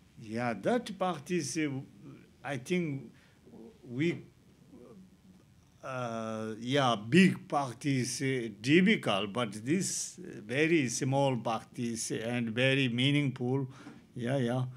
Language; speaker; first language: English; non-native, learner; Tibetan